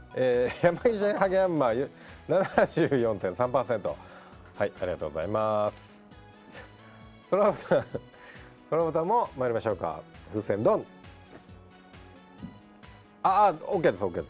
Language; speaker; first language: Japanese; native; Japanese